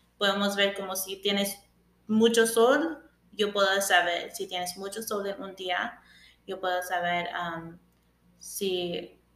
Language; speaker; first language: Spanish; early bilingual, heritage; English